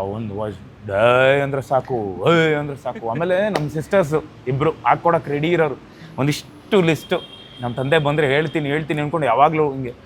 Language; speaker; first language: Kannada; native; Kannada